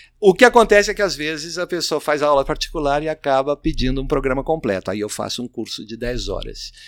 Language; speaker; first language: Portuguese; native; Portuguese